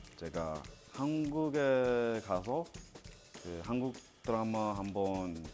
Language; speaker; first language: Korean; non-native, learner; English